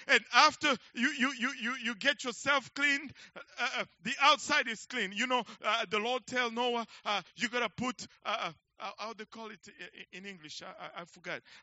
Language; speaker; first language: English; non-native, fluent; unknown